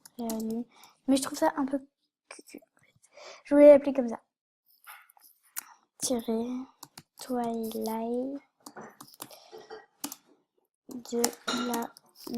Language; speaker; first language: French; native; French